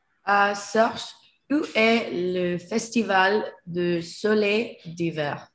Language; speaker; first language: French; non-native, learner; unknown